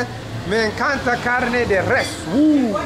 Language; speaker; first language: Spanish; non-native, learner; English